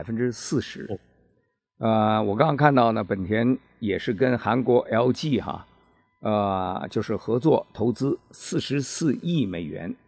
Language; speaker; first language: Chinese; native; Chinese